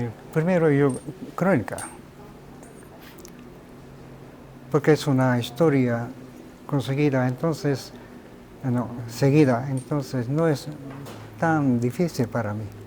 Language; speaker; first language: Spanish; non-native, fluent; Japanese